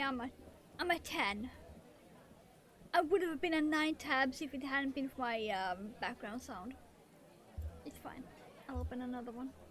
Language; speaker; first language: English; non-native, fluent; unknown